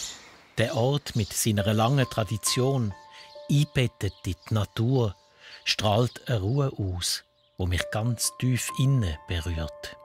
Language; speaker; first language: German; native; German